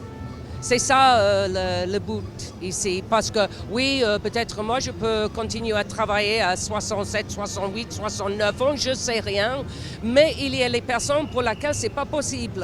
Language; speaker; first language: French; non-native, fluent; English